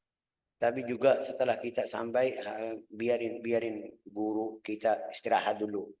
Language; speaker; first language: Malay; non-native, fluent; Arabic